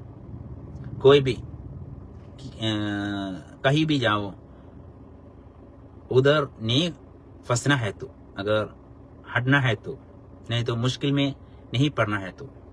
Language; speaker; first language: Hindi; non-native, local second language; Malayalam